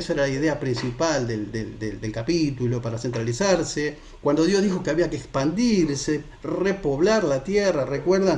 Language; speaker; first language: Spanish; native; Spanish